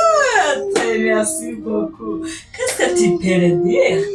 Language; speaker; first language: French; non-native, local second language; Kinyarwanda